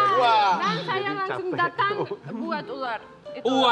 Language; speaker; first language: Indonesian; non-native, learner; Russian